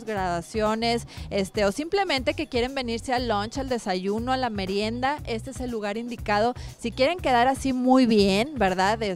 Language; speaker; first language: Spanish; native; Spanish